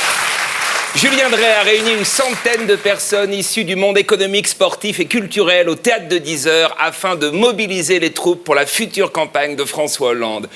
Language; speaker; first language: French; native; French